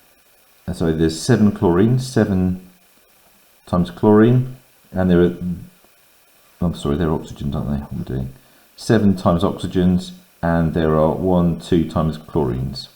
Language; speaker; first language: English; native; English